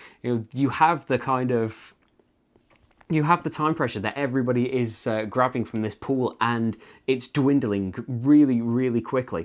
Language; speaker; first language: English; native; English